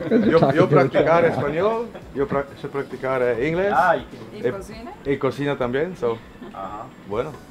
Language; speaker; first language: Spanish; non-native, learner; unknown